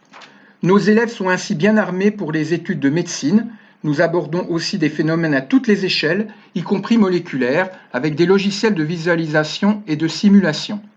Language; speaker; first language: French; native; French